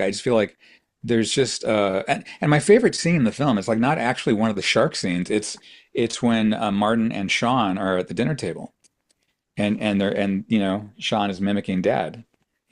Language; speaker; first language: English; native; English